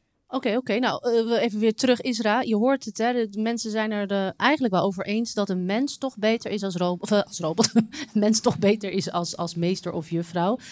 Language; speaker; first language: Dutch; native; Dutch